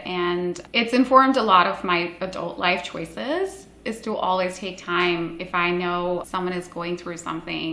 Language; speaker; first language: English; non-native, local second language; Hindi